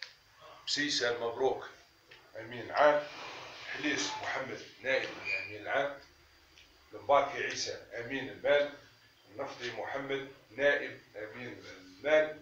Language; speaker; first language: Arabic; native; Arabic